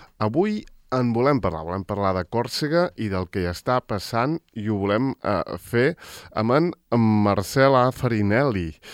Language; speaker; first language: Catalan; native; Catalan